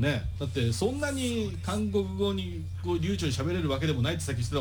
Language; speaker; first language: Japanese; native; Japanese